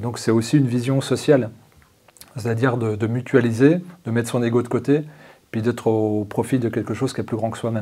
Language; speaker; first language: French; native; French